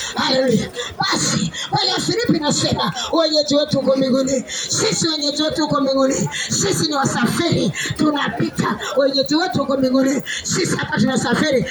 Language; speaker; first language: Swahili; native; Swahili